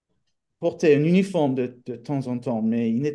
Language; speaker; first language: French; non-native, fluent; English